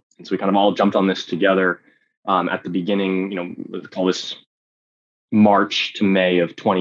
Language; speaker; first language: English; native; English